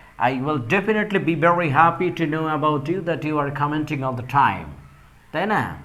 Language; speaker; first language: English; non-native, local second language; Bangla